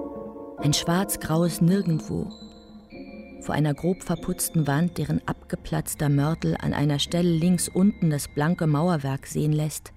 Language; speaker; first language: German; native; German